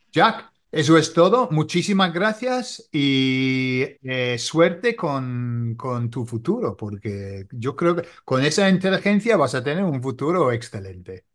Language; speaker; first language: Spanish; non-native, fluent; English